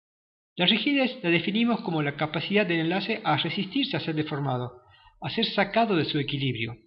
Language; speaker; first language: Spanish; native; Spanish